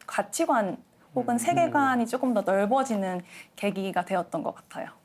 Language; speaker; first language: Korean; native; Korean